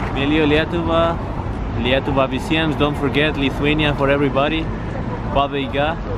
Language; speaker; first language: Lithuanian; non-native, learner; Spanish